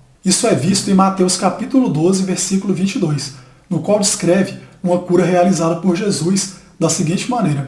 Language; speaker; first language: Portuguese; native; Portuguese